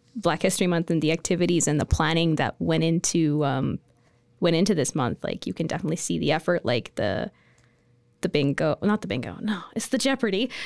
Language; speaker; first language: English; native; English